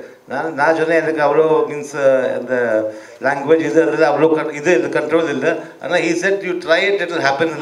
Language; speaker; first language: Tamil; early bilingual, heritage; Tamil